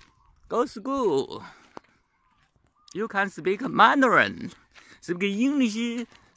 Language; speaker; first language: English; non-native, learner; Chinese